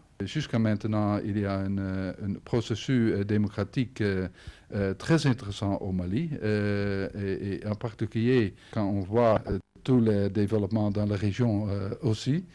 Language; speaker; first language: French; non-native, fluent; Dutch